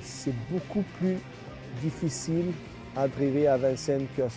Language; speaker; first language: French; non-native, fluent; Swedish